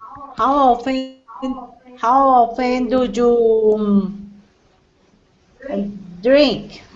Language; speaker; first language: English; non-native, learner; Spanish